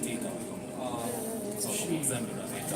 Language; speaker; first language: Japanese; non-native, learner; English